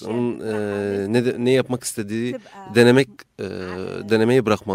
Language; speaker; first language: Turkish; non-native, fluent; Arabic